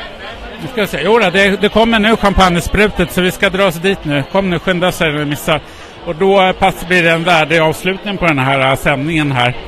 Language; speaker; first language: Swedish; native; Swedish